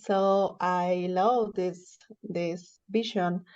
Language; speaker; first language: English; non-native, learner; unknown